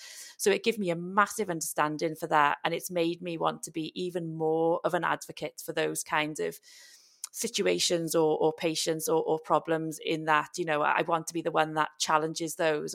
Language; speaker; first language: English; native; English